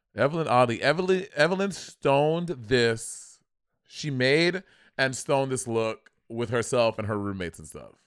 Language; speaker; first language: English; native; English